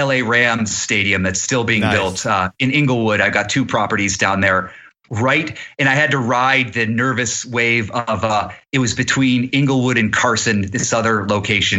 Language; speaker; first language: English; native; English